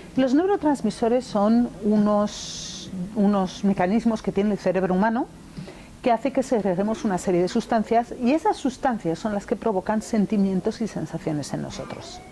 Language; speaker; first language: Spanish; early bilingual, other home language; English